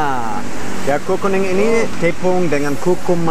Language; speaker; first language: Indonesian; non-native, fluent; German